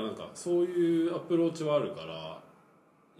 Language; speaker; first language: Japanese; native; Japanese